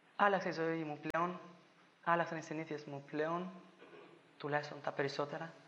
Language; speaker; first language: Greek; non-native, fluent; Albanian